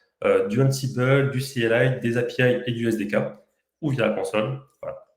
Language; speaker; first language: French; native; French